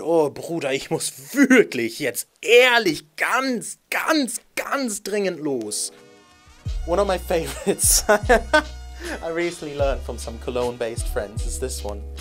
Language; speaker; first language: German; native; German